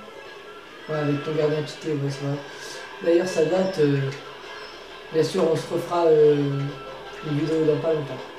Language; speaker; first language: French; native; French